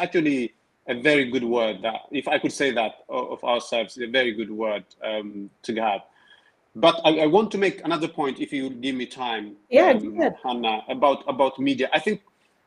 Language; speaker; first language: English; non-native, fluent; Tigrinya